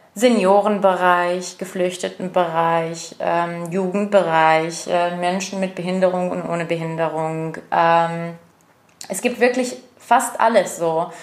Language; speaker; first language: German; non-native, fluent; Arabic